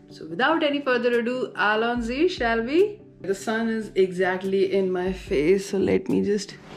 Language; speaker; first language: English; non-native, local second language; Hindi